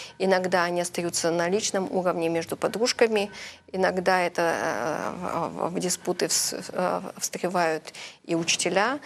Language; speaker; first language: Russian; early bilingual, heritage; Russian